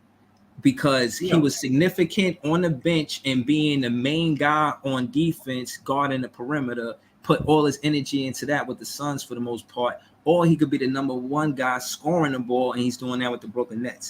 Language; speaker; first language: English; native; English